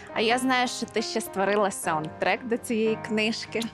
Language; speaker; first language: Ukrainian; native; Ukrainian